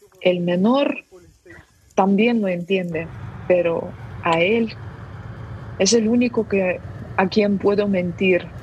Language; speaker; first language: Spanish; non-native, fluent; Ukrainian